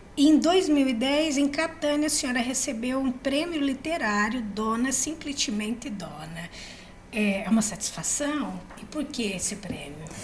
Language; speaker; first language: Portuguese; native; Portuguese